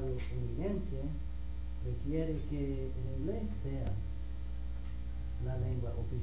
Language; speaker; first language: Spanish; non-native, fluent; English